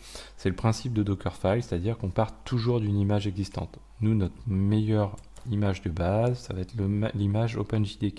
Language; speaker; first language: French; native; French